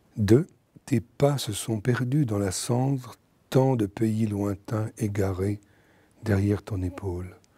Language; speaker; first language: French; native; French